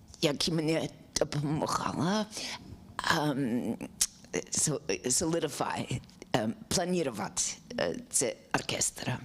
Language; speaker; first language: Ukrainian; non-native, learner; English